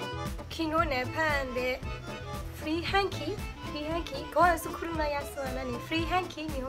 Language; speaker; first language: Japanese; non-native, learner; Burmese